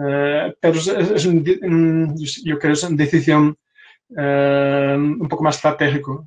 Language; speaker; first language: Spanish; non-native, fluent; Dutch